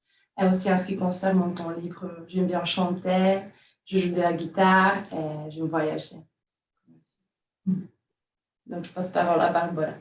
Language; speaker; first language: French; non-native, fluent; Czech